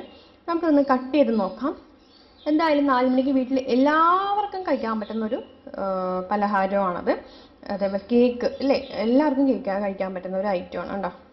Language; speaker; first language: Malayalam; native; Malayalam